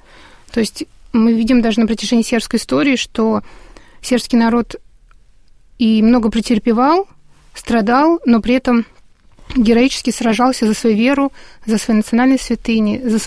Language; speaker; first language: Russian; native; Russian